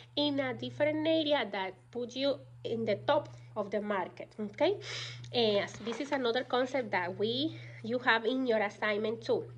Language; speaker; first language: English; non-native, fluent; Spanish